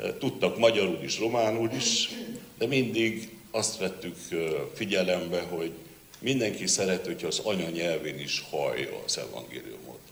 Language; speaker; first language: Hungarian; native; Hungarian